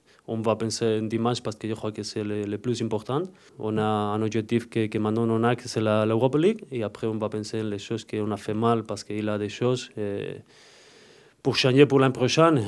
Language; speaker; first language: French; non-native, fluent; Spanish